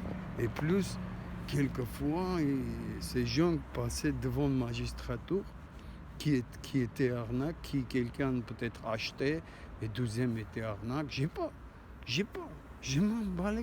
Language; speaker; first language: French; non-native, learner; Armenian